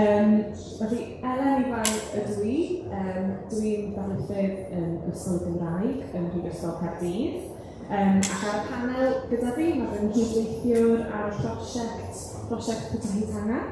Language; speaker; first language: Welsh; native; Welsh